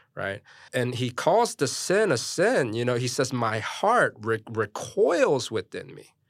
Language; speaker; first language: English; early bilingual, other home language; Korean